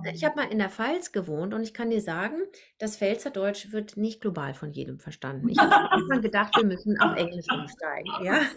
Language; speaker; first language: German; native; German